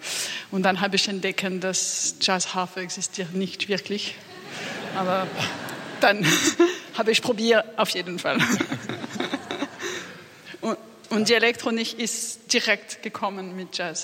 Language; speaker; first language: German; non-native, fluent; French